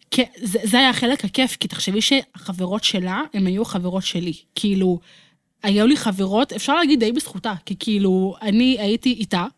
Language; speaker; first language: Hebrew; native; Hebrew